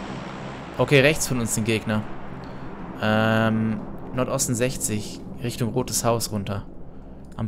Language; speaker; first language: German; native; German